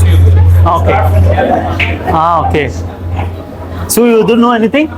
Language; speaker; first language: English; non-native, learner; Bangla